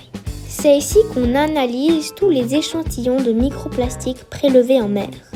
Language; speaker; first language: French; native; French